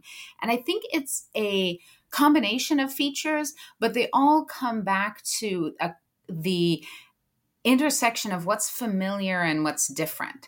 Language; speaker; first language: English; native; English